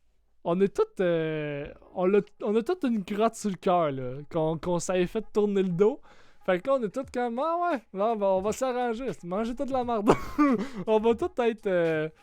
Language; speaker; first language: French; native; French